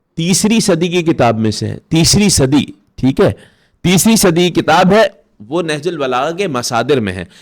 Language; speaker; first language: Urdu; native; Urdu